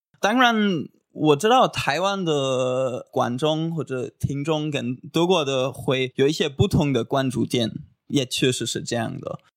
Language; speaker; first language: Chinese; non-native, fluent; German